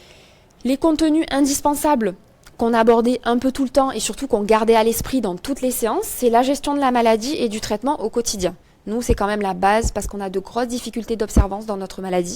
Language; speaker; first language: French; native; French